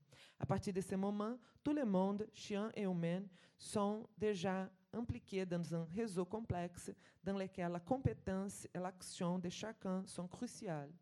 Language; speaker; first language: French; non-native, fluent; Portuguese